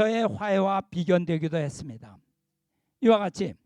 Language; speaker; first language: Korean; native; Korean